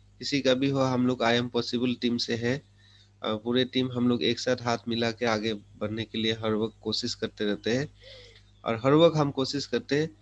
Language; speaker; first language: Hindi; non-native, local second language; Assamese